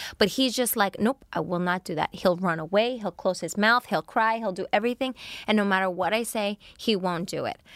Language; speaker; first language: English; native; English